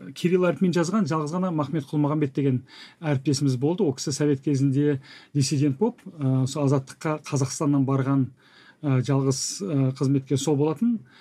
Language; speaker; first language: Kazakh; native; Kazakh